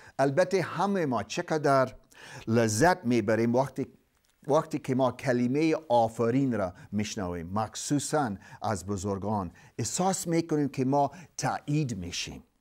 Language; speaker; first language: Persian; non-native, fluent; English